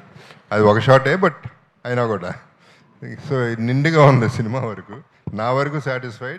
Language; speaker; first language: Telugu; native; Telugu